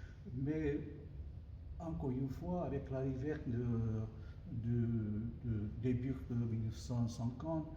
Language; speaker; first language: French; non-native, learner; Japanese